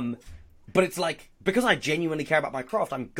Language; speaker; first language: English; native; English